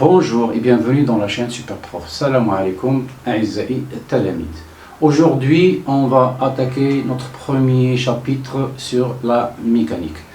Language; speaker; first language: French; non-native, local second language; Arabic